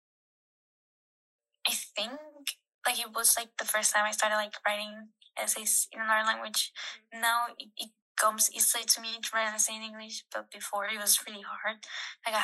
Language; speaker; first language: English; non-native, fluent; Spanish